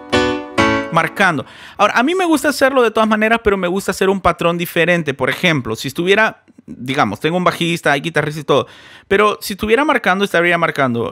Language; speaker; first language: Spanish; native; Spanish